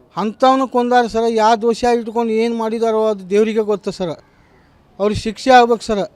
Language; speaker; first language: Kannada; non-native, local second language; Lambadi